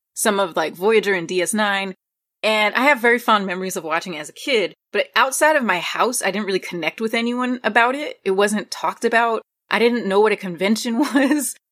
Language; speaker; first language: English; native; English